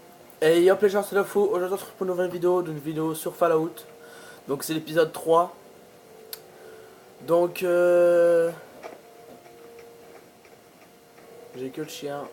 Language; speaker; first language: French; native; French